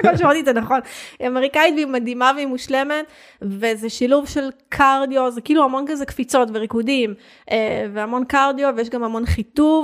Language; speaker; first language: Hebrew; native; Hebrew